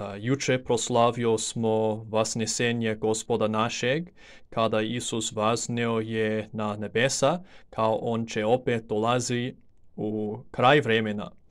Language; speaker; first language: Serbian; non-native, learner; English